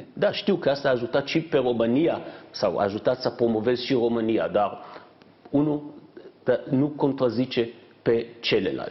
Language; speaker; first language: Romanian; non-native, fluent; Hebrew